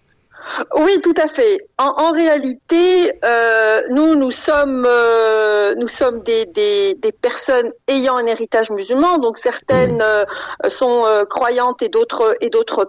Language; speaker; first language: French; non-native, local second language; Arabic